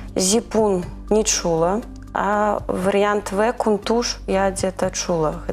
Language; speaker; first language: Belarusian; non-native, local second language; Russian